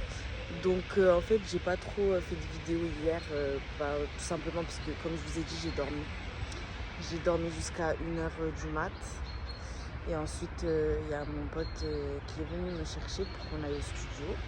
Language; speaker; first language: French; native; French